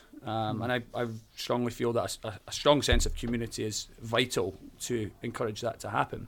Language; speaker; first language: English; native; English